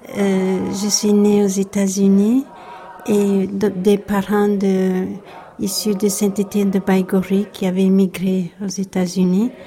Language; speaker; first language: French; early bilingual, other home language; Basque